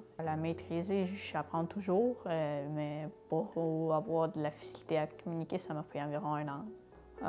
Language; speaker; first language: French; early bilingual, other home language; Ukrainian